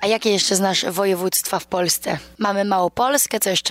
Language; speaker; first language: Polish; native; Polish